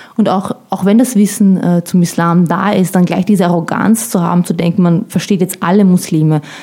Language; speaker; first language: German; early bilingual, other home language; Bosnian